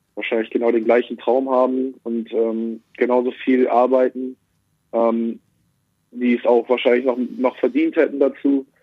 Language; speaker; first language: German; native; German